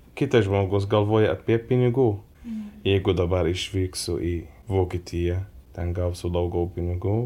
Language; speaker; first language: Lithuanian; non-native, learner; Arabic